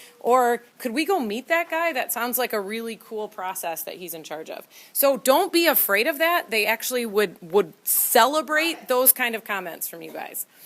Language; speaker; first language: English; native; English